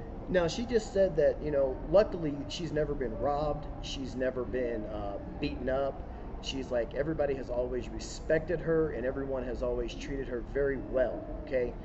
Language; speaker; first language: English; native; English